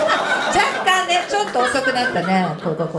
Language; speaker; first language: Japanese; native; Japanese